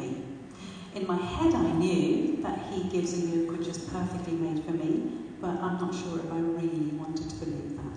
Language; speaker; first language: English; non-native, local second language; Urdu